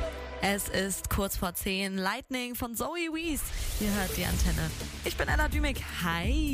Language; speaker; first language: German; native; German